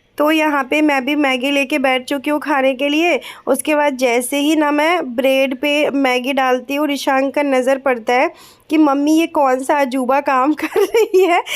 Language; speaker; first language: Hindi; native; Hindi